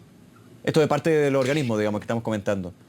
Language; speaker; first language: Spanish; native; Spanish